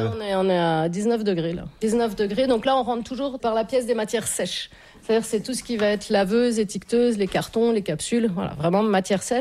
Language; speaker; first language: French; native; French